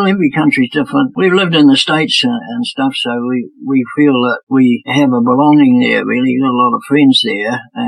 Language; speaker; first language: English; native; English